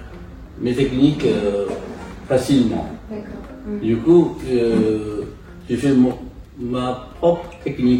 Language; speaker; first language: French; non-native, fluent; Japanese